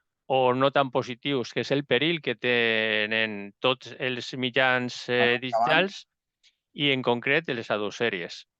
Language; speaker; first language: Catalan; non-native, local second language; Spanish